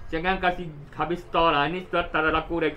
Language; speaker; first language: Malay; non-native, local second language; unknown